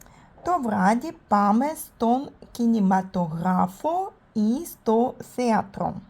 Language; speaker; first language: Greek; non-native, learner; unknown